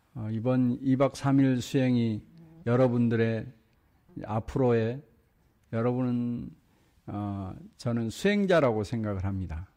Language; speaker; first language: Korean; native; Korean